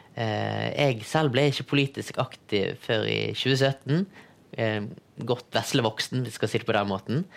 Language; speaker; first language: Norwegian; early bilingual, other home language; Tamil